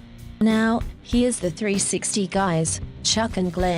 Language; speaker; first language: English; native; English